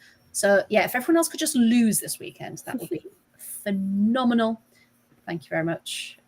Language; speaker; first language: English; native; English